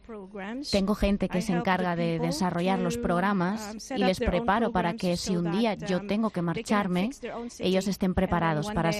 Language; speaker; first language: Spanish; native; Spanish